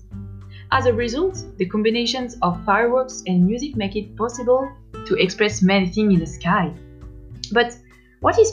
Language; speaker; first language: English; non-native, fluent; French